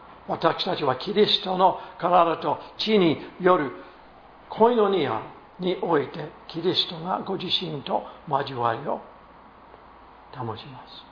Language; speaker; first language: Japanese; non-native, fluent; English